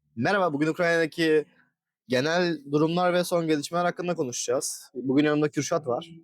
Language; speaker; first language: Turkish; native; Turkish